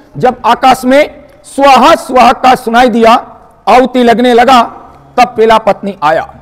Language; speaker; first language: Hindi; non-native, local second language; Marathi